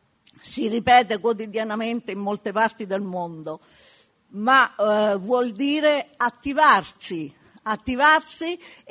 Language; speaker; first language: Italian; native; Italian